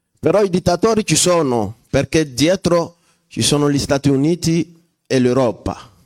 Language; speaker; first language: Italian; non-native, fluent; French